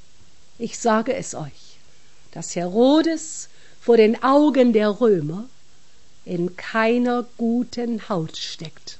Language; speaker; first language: German; native; German